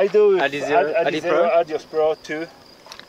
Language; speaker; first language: English; non-native, learner; Polish